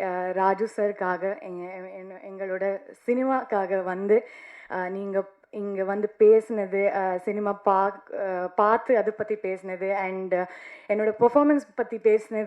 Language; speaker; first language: Tamil; non-native, learner; Kannada